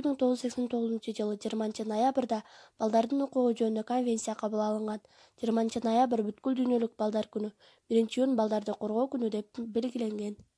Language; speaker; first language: Kyrgyz; native; Kyrgyz